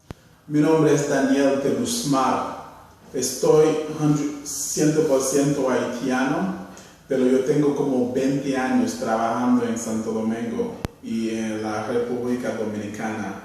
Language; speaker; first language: Spanish; non-native, fluent; Haitian Creole